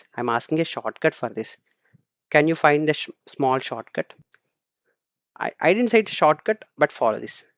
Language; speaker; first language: English; non-native, local second language; Telugu